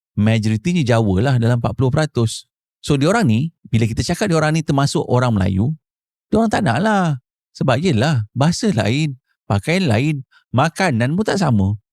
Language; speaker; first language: Malay; native; Malay